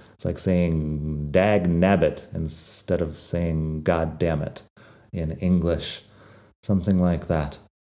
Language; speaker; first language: English; native; English